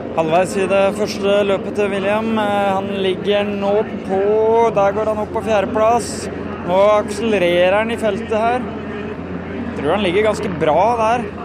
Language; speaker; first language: Norwegian; native; Norwegian